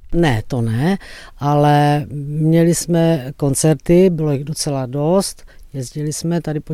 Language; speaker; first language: Czech; early bilingual, other home language; Greek